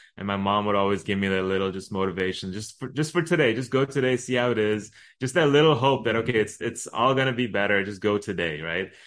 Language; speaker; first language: English; early bilingual, other home language; Arabic